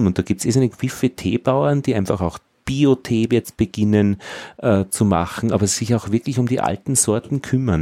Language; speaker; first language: German; native; German